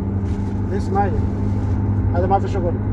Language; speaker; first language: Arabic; non-native, learner; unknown